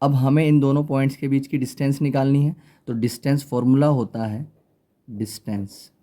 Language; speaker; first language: Hindi; native; Hindi